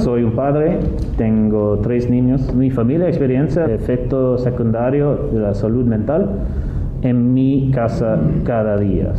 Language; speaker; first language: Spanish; non-native, learner; English